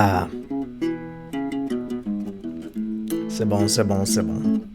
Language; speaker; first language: French; non-native, learner; English